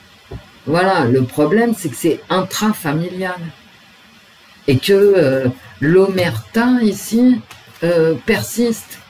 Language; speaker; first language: French; native; French